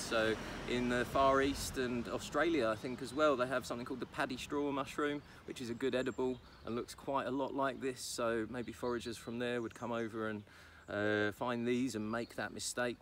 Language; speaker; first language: English; native; English